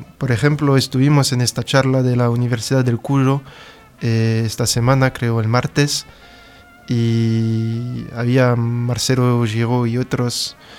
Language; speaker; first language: Spanish; non-native, fluent; French